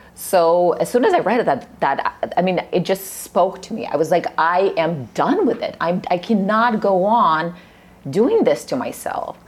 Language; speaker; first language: English; early bilingual, other home language; Russian